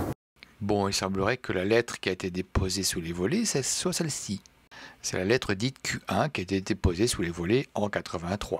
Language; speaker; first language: French; native; French